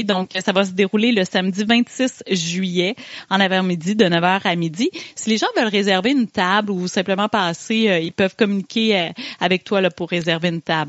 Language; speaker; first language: French; native; French